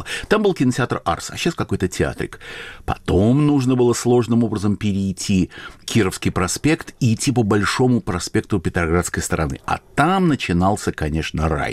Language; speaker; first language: Russian; native; Russian